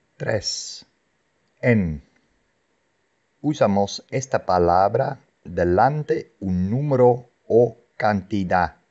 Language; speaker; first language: Spanish; non-native, fluent; Dutch